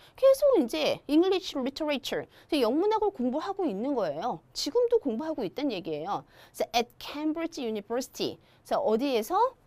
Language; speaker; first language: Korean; native; Korean